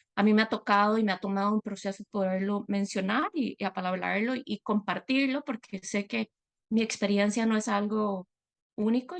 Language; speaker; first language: Spanish; native; Spanish